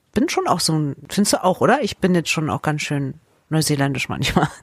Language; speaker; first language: German; native; German